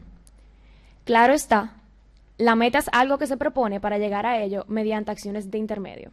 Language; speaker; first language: Spanish; early bilingual, heritage; Spanish